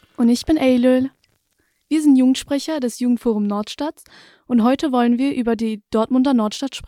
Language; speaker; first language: German; native; German